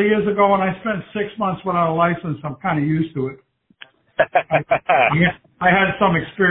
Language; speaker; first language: English; native; English